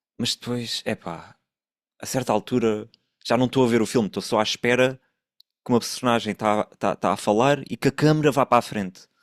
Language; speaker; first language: Portuguese; native; Portuguese